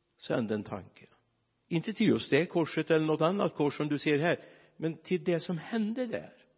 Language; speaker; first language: Swedish; native; Swedish